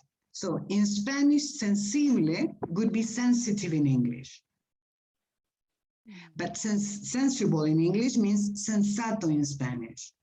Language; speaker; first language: English; non-native, fluent; Spanish